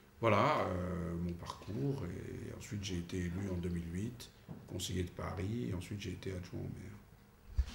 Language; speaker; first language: French; early bilingual, other home language; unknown